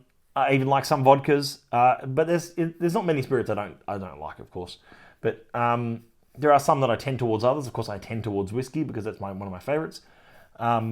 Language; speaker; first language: English; native; English